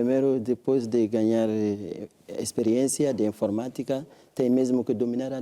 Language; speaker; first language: Portuguese; non-native, learner; French